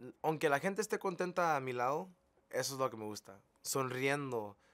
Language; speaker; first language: Spanish; early bilingual, heritage; English